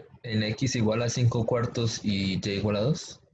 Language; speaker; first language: Spanish; native; Spanish